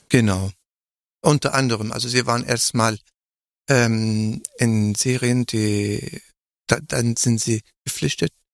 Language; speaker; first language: German; non-native, fluent; Arabic